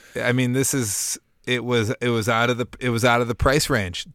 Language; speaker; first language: English; native; English